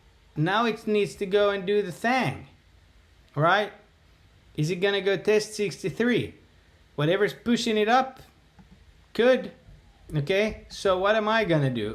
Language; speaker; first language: English; native; English